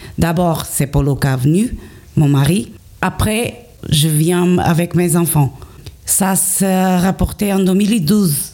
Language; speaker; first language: French; non-native, learner; Portuguese